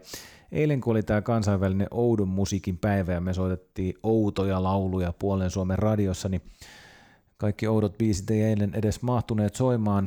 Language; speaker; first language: Finnish; native; Finnish